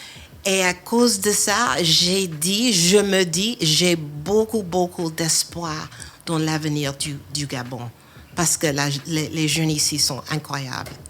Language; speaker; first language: French; non-native, fluent; English